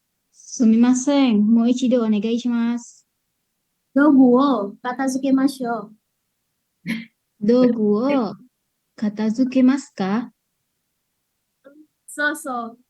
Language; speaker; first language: Japanese; non-native, learner; Indonesian